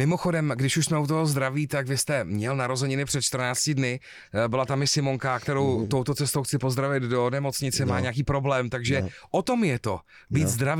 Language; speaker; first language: Czech; native; Czech